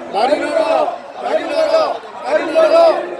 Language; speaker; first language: Korean; native; Korean